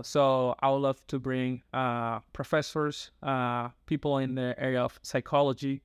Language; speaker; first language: English; non-native, fluent; Spanish